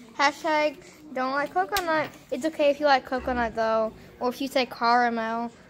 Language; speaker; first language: English; native; English